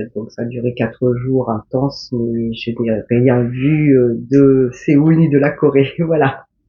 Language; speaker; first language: French; early bilingual, other home language; Korean